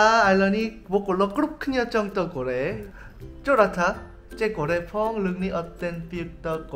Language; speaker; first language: Korean; native; Korean